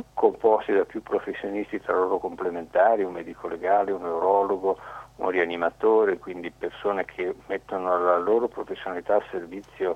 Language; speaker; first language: Italian; native; Italian